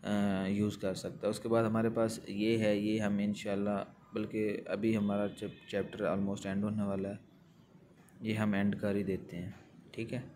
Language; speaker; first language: Hindi; non-native, local second language; Punjabi